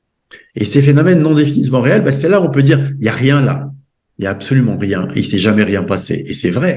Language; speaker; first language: French; native; French